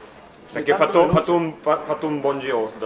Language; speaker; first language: Italian; non-native, learner; French